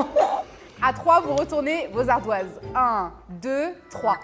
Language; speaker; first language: French; native; French